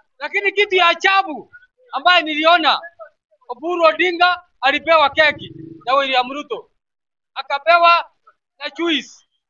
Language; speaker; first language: Swahili; non-native, local second language; Gusii